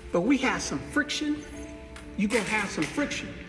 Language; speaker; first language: English; native; English